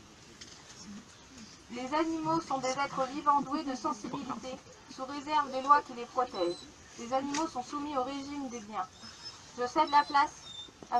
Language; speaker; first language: French; native; French